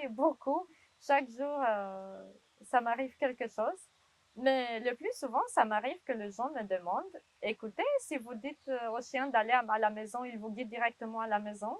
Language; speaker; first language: French; non-native, fluent; Romanian